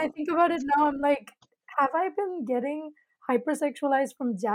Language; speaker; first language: English; non-native, local second language; Malayalam